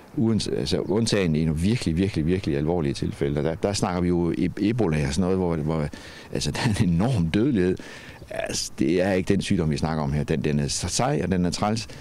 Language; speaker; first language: Danish; native; Danish